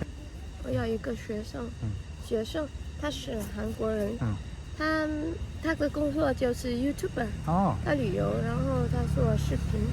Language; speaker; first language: Chinese; non-native, learner; Vietnamese